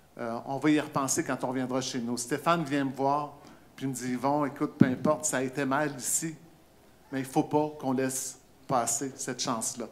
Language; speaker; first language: French; native; French